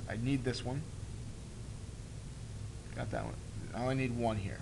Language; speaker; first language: English; native; English